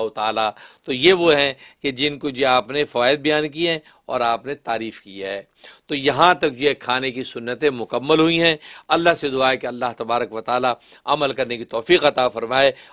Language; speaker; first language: Urdu; non-native, local second language; Kashmiri